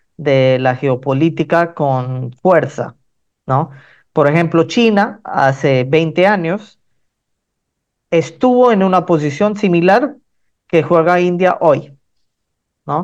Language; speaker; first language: Spanish; non-native, fluent; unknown